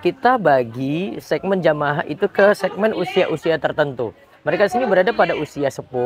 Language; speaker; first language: Indonesian; native; Indonesian